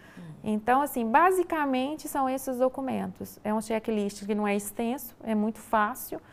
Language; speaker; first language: Portuguese; native; Portuguese